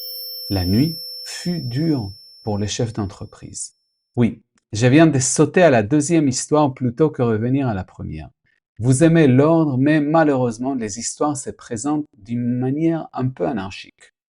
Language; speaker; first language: French; non-native, fluent; Spanish